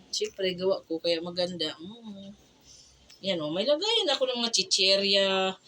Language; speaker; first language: Filipino; non-native, local second language; Cebuano